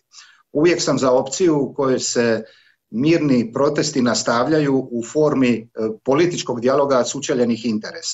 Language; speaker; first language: Serbian; native; Serbian